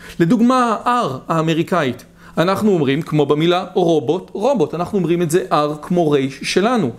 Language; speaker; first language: Hebrew; native; Hebrew